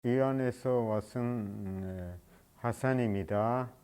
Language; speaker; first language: Korean; non-native, learner; Persian